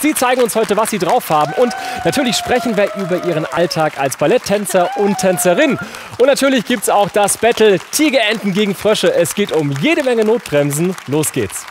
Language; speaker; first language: German; native; German